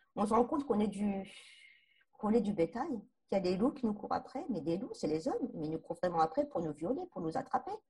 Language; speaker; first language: French; native; French